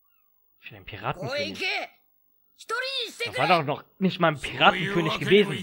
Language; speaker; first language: German; native; German